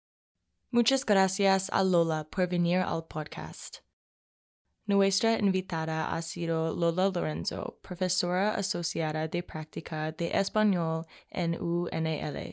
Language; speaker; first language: Spanish; non-native, learner; English